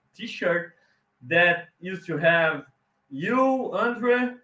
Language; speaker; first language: English; non-native, fluent; Portuguese